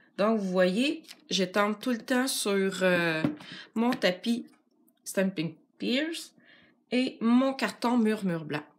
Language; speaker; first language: French; native; French